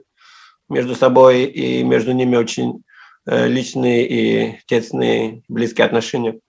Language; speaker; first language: Russian; native; Russian